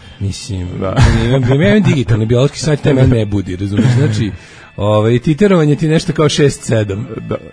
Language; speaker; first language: Serbian; native; Serbian